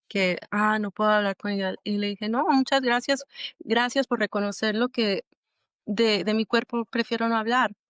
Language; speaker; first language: Spanish; early bilingual, other home language; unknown